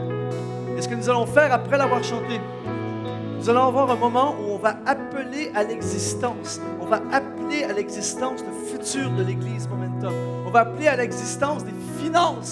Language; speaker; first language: French; native; French